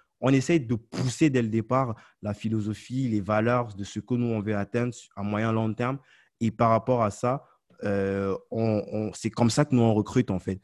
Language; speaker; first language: French; non-native, local second language; Ghomala